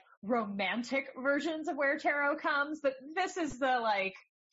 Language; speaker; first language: English; native; English